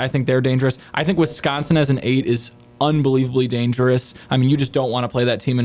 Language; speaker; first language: English; native; English